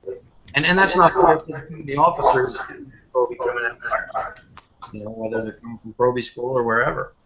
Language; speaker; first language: English; native; English